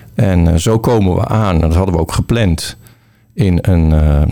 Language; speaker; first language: Dutch; native; Dutch